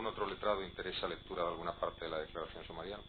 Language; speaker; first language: Spanish; native; Spanish